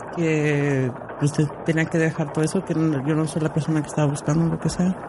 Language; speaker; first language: Spanish; early bilingual, heritage; Spanish